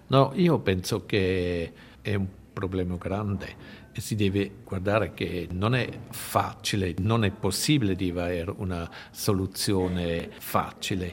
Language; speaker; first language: Italian; non-native, local second language; German